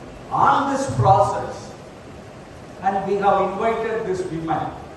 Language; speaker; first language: English; non-native, local second language; Tamil